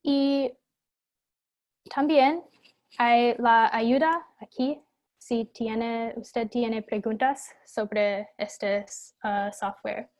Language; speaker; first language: Spanish; non-native, fluent; English